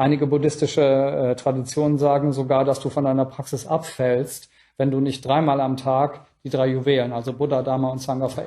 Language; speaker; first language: German; native; German